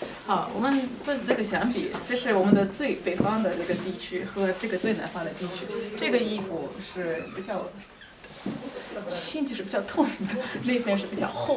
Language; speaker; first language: Chinese; non-native, fluent; Russian